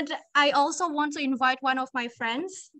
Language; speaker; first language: English; non-native, learner; Indonesian